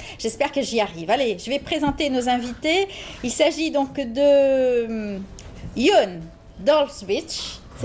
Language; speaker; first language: French; native; French